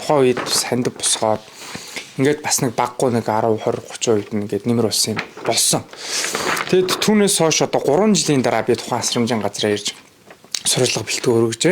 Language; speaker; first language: Mongolian; native; Mongolian